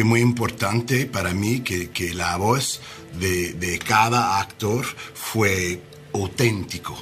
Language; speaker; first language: Spanish; non-native, learner; English